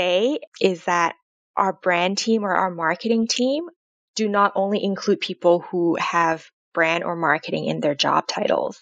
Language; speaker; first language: English; non-native, local second language; Cantonese